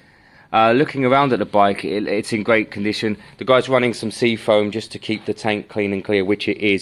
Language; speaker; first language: English; native; English